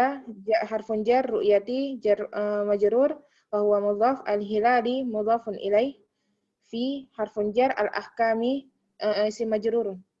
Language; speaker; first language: Arabic; non-native, learner; Indonesian